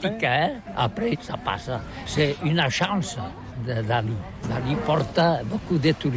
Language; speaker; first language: French; non-native, learner; Catalan